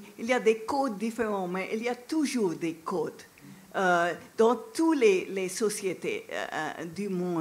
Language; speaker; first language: French; non-native, fluent; English